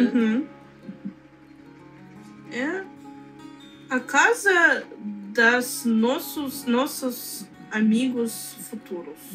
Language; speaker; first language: Portuguese; non-native, learner; Russian